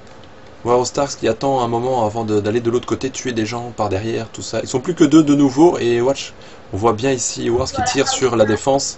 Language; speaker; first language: French; native; French